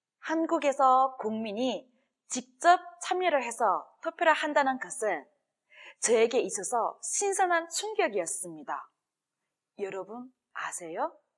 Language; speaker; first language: Korean; non-native, fluent; Chinese